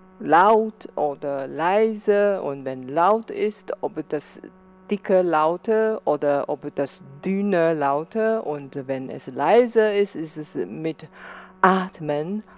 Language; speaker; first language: German; non-native, fluent; Chinese